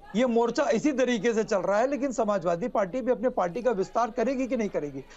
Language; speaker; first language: Hindi; native; Hindi